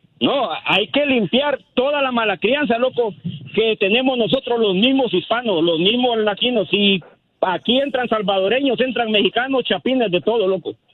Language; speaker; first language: Spanish; native; Spanish